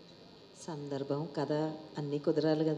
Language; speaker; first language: Telugu; native; Telugu